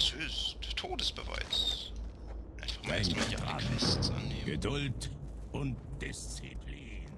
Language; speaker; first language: German; native; German